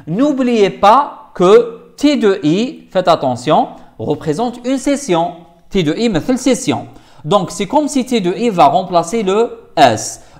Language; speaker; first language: French; non-native, local second language; Arabic